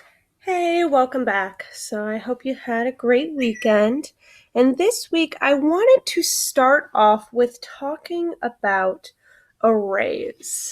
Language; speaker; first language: English; native; English